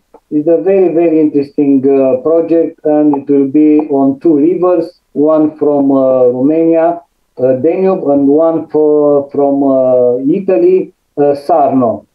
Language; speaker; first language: English; non-native, fluent; Romanian